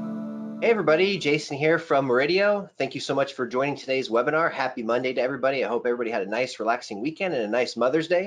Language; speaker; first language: English; native; English